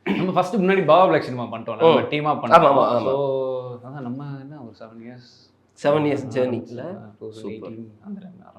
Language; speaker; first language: Tamil; native; Tamil